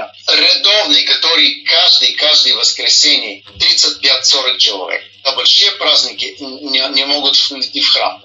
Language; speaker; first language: Russian; non-native, learner; Bulgarian